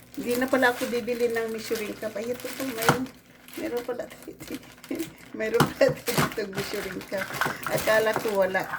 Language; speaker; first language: Filipino; non-native, local second language; Cebuano